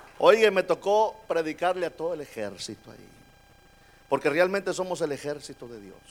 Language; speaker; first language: Spanish; native; Spanish